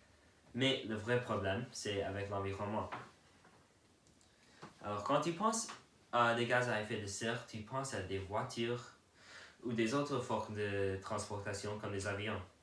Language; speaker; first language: French; non-native, learner; English